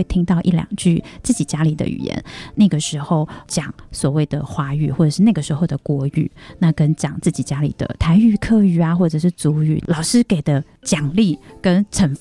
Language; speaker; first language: Chinese; non-native, local second language; Min Nan Chinese